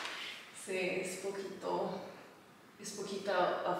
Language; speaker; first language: Spanish; non-native, learner; English